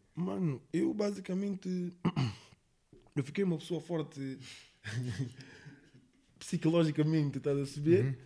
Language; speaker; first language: Portuguese; early bilingual, heritage; English